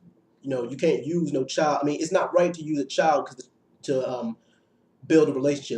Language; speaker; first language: English; native; English